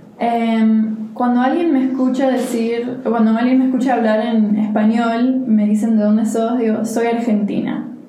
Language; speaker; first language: Spanish; early bilingual, heritage; Spanish